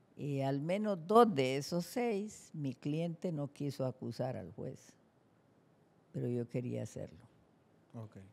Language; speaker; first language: Spanish; native; Spanish